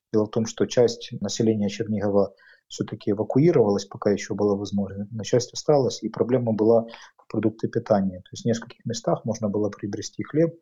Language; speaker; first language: Russian; native; Russian